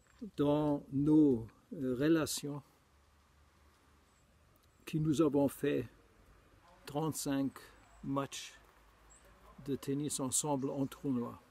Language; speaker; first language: French; non-native, fluent; German